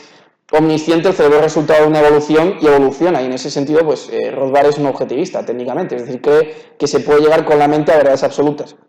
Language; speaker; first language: Spanish; native; Spanish